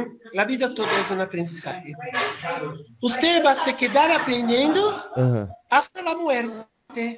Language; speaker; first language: Spanish; non-native, learner; Portuguese